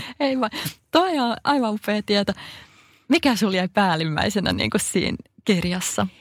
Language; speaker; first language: Finnish; native; Finnish